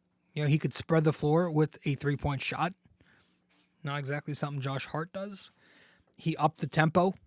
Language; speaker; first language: English; native; English